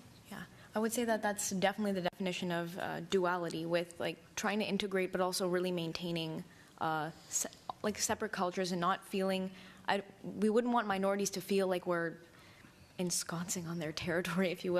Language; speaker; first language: English; native; English